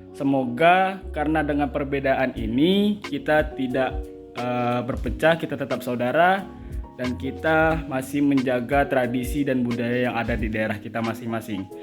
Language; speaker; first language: Indonesian; native; Indonesian